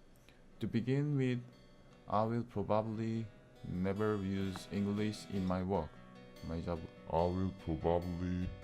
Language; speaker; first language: English; non-native, learner; Korean